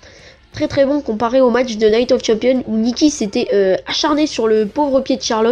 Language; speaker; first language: French; native; French